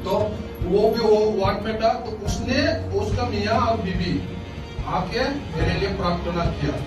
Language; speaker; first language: Hindi; non-native, local second language; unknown